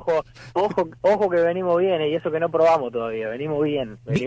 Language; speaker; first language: Spanish; native; Spanish